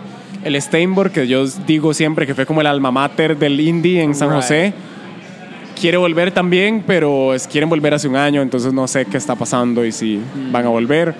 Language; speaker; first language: Spanish; native; Spanish